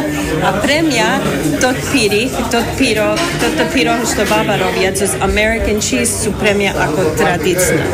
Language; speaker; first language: Slovak; early bilingual, heritage; English